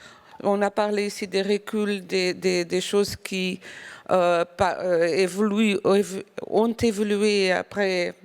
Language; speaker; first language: French; non-native, fluent; Portuguese